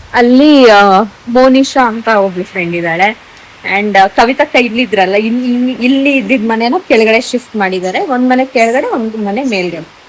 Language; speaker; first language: Kannada; non-native, local second language; Tulu